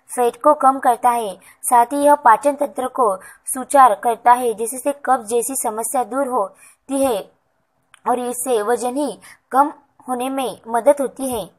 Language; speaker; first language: Hindi; non-native, local second language; Marathi